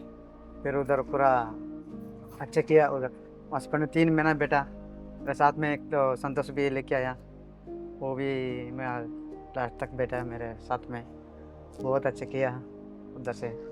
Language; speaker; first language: Hindi; non-native, local second language; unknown